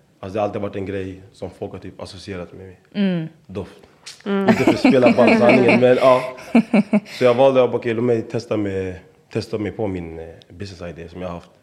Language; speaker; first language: Swedish; early bilingual, other home language; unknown